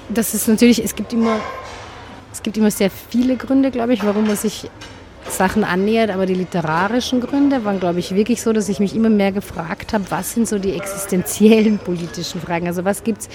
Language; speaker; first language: German; non-native, local second language; Slovenian